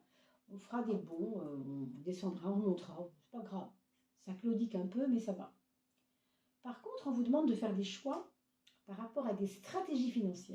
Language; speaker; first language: French; native; French